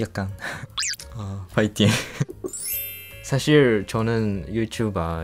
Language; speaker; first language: Korean; non-native, learner; Japanese